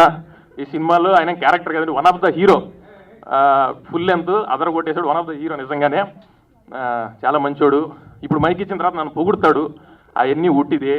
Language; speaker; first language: Telugu; native; Telugu